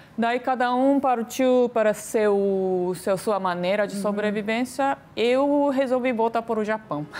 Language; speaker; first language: Portuguese; non-native, fluent; Japanese